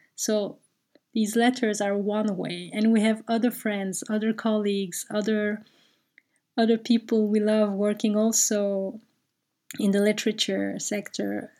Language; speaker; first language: English; non-native, fluent; Turkish